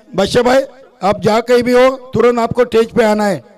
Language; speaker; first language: Hindi; non-native, local second language; Marathi